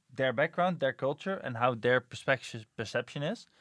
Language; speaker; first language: English; non-native, fluent; Dutch